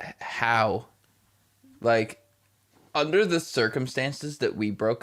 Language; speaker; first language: English; native; English